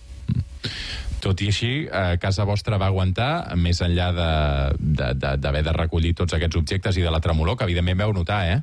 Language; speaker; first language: Catalan; native; Catalan